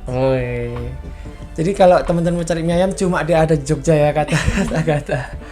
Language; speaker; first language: Indonesian; native; Indonesian